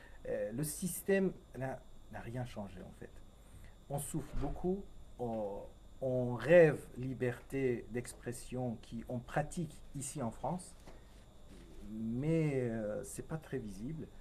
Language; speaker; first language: French; non-native, fluent; Persian